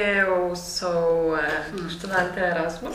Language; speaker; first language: Portuguese; non-native, learner; Lithuanian